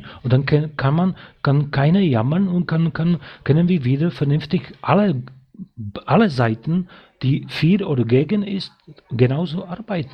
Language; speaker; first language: German; non-native, fluent; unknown